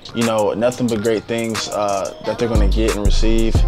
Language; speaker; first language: English; native; English